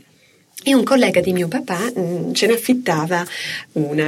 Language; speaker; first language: Italian; native; Italian